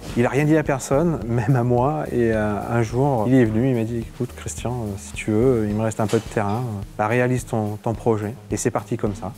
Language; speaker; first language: French; native; French